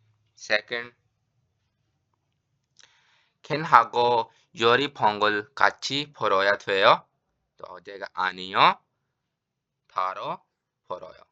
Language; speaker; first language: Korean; non-native, fluent; Urdu